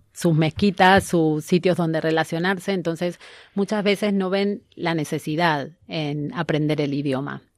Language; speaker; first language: Spanish; native; Spanish